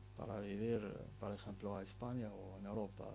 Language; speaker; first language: Spanish; non-native, learner; Arabic